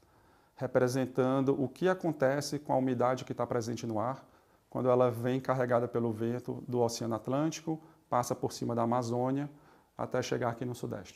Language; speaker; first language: Portuguese; native; Portuguese